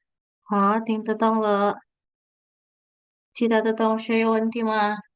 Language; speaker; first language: Chinese; non-native, fluent; Indonesian